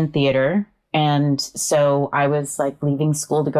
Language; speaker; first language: English; native; English